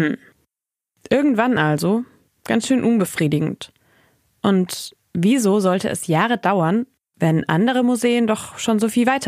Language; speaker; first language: German; native; German